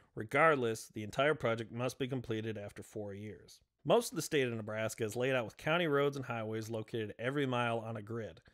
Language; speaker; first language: English; native; English